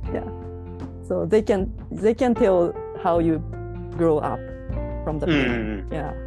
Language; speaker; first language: English; non-native, learner; Japanese